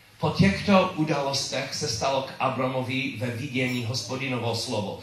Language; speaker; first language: Czech; non-native, learner; English